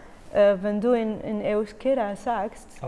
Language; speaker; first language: German; non-native, learner; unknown